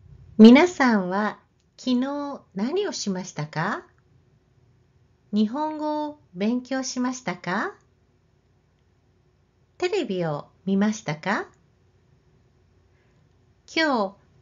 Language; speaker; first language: Japanese; non-native, learner; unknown